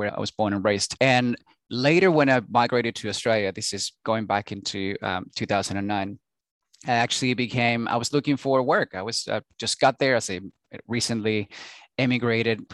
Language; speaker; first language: English; non-native, fluent; Spanish